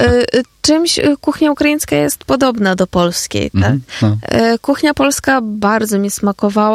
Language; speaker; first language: Polish; non-native, fluent; Ukrainian